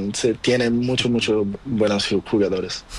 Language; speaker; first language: Spanish; non-native, learner; Portuguese